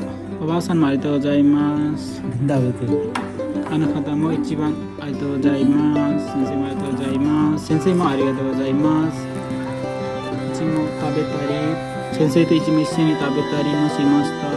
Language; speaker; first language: Japanese; non-native, learner; Nepali